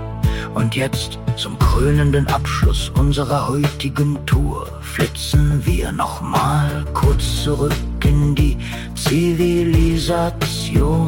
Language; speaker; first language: German; native; German